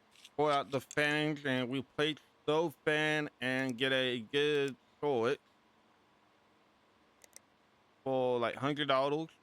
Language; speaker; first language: English; native; English